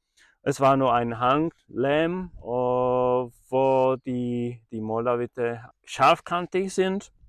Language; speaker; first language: German; non-native, fluent; Czech